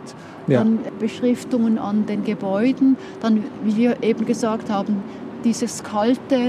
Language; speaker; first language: German; native; German